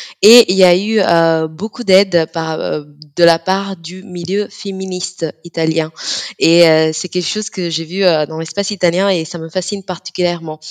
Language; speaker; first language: French; non-native, fluent; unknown